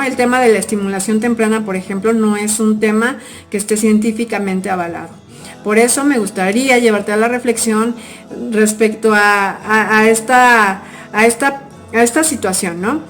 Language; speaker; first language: Spanish; native; Spanish